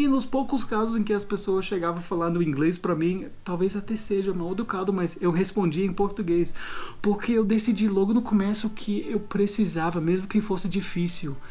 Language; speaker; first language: Portuguese; non-native, fluent; English